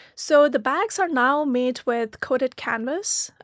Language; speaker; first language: English; non-native, local second language; Hindi